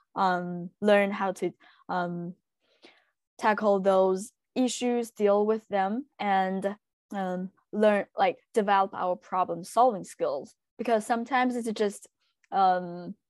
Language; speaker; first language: English; non-native, fluent; Chinese